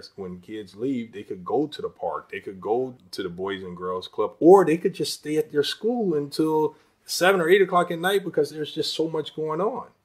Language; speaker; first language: English; native; English